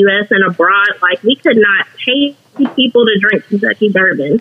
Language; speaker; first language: English; native; English